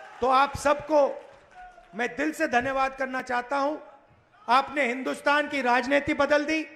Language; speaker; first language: Hindi; native; Hindi